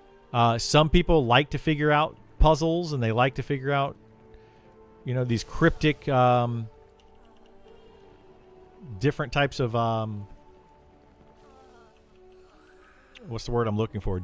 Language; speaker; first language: English; native; English